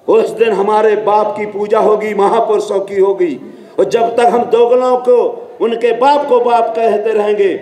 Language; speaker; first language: Hindi; native; Hindi